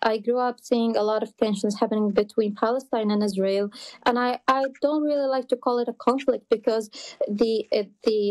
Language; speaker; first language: English; non-native, fluent; Arabic